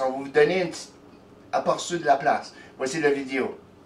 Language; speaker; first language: French; native; French